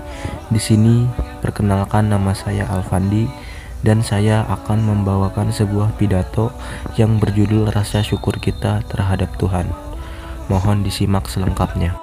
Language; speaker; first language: Indonesian; native; Indonesian